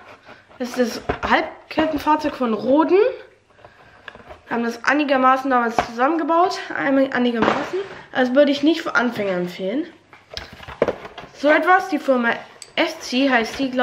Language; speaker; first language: German; native; German